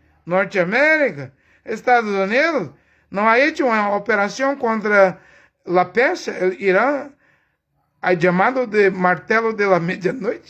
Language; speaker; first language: Spanish; non-native, learner; Portuguese